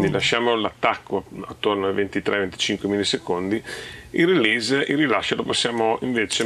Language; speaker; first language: Italian; native; Italian